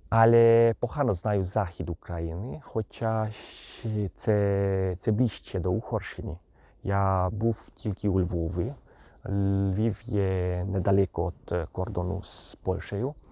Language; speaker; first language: Ukrainian; non-native, fluent; Hungarian